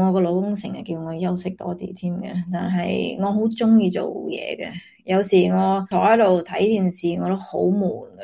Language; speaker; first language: Cantonese; early bilingual, heritage; Cantonese